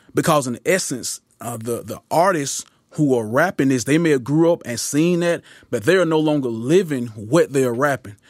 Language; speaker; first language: English; native; English